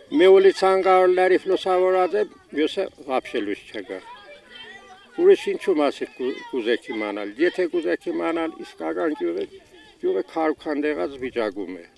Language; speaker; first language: Armenian; native; Armenian